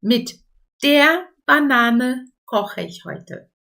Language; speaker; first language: German; non-native, fluent; Portuguese